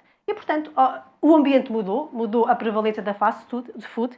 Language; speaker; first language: Portuguese; native; Portuguese